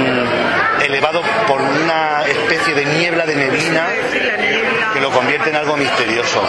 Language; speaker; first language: Spanish; native; Spanish